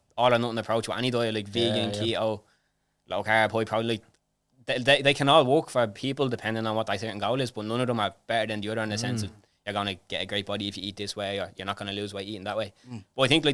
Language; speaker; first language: English; native; English